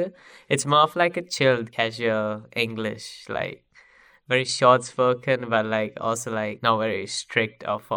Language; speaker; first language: English; non-native, local second language; Sinhala